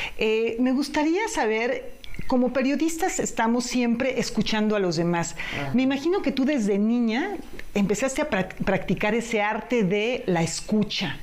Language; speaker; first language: Spanish; native; Spanish